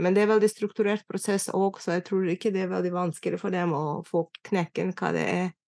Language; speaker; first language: Norwegian; non-native, fluent; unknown